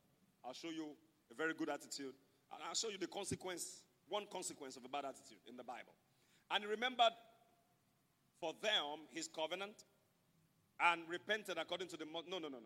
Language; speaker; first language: English; non-native, local second language; Yoruba